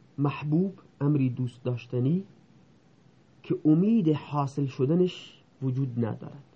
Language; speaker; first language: Persian; non-native, local second language; Baluchi